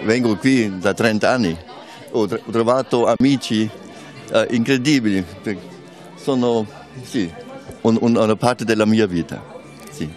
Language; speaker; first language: Italian; non-native, fluent; German